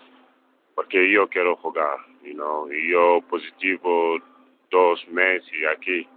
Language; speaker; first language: Spanish; non-native, learner; English